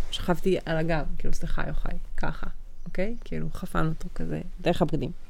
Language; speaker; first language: Hebrew; native; Hebrew